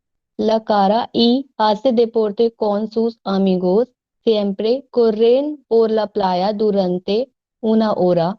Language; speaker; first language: Spanish; non-native, learner; Hindi